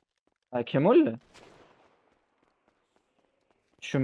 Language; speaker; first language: Turkish; non-native, learner; Uzbek